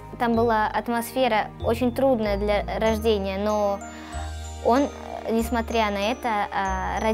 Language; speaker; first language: Russian; early bilingual, heritage; Russian